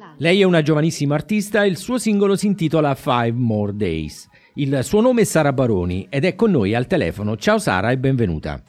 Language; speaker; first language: Italian; native; Italian